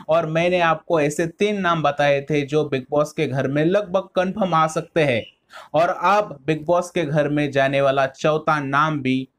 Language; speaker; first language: Hindi; non-native, local second language; Marathi